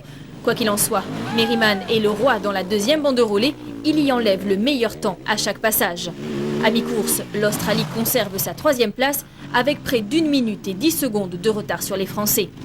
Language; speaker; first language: French; native; French